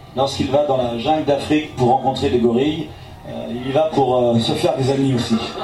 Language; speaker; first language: French; native; French